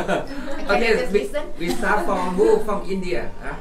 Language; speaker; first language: English; non-native, learner; Thai